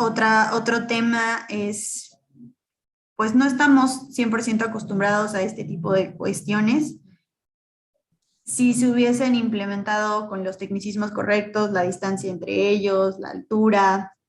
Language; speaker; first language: Spanish; native; Spanish